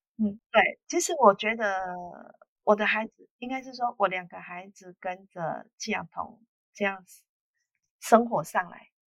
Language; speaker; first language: Chinese; native; Chinese